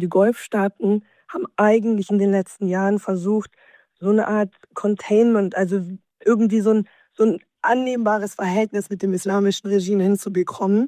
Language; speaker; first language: German; native; German